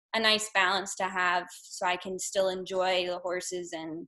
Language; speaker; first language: English; native; English